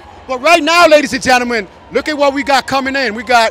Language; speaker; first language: English; early bilingual, other home language; Spanish